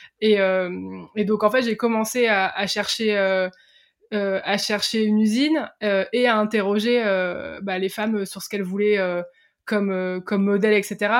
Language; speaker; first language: French; native; French